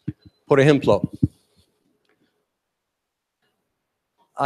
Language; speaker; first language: Spanish; non-native, learner; English